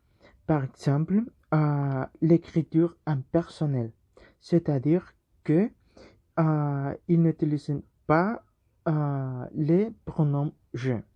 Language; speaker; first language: French; non-native, learner; Spanish